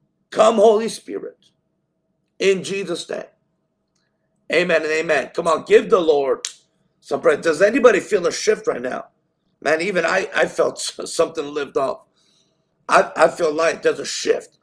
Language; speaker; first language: English; native; English